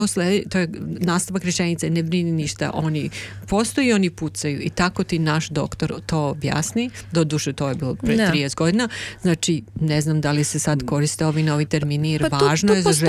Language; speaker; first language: Serbian; native; Serbian